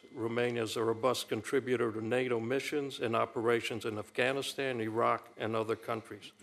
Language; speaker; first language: English; early bilingual, other home language; Romanian